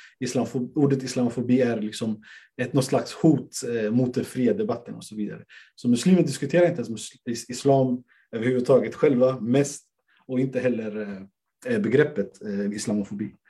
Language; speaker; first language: Swedish; native; Swedish